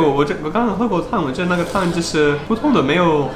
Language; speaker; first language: Chinese; non-native, fluent; English